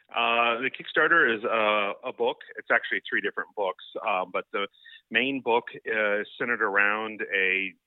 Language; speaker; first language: English; native; English